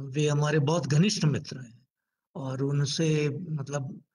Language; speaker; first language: Hindi; native; Hindi